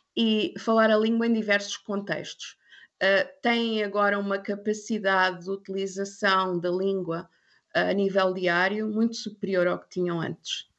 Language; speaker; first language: Portuguese; non-native, fluent; English